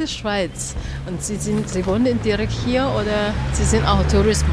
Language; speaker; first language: German; non-native, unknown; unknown